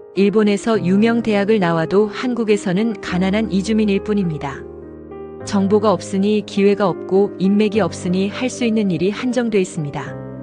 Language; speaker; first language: Korean; non-native, fluent; Japanese